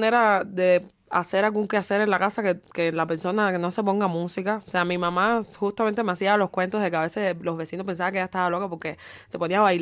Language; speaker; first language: Spanish; native; Spanish